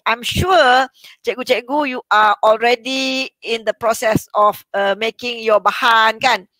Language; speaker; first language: English; non-native, local second language; Malay